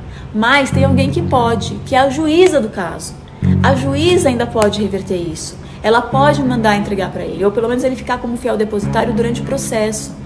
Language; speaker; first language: Portuguese; native; Portuguese